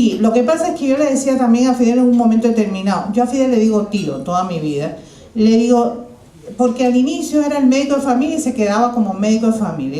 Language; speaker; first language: Spanish; native; Spanish